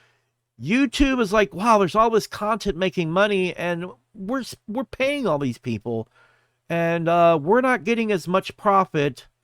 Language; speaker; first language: English; native; English